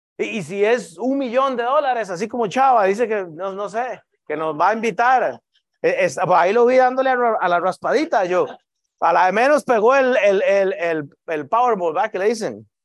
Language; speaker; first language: Spanish; native; Spanish